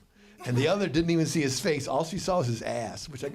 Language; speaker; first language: English; native; English